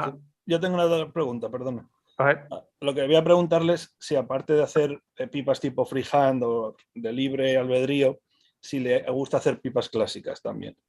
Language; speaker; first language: Spanish; native; Spanish